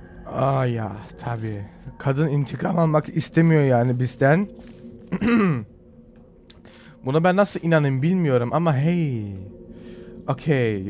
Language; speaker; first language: Turkish; early bilingual, heritage; Turkish